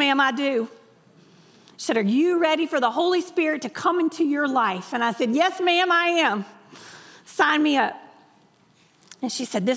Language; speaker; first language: English; native; English